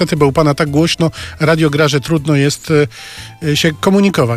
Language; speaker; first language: Polish; native; Polish